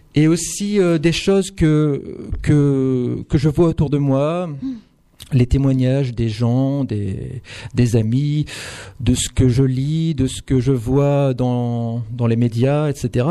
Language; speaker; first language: French; native; French